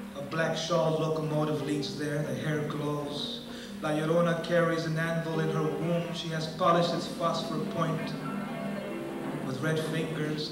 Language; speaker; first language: English; early bilingual, other home language; Spanish